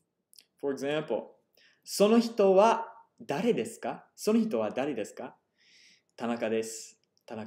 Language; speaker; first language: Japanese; non-native, fluent; English